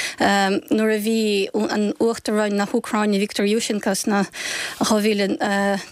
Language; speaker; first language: Irish; non-native, fluent; Ukrainian